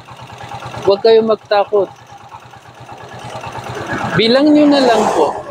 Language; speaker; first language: Filipino; non-native, learner; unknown